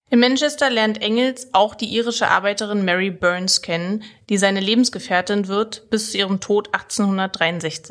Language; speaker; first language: German; native; German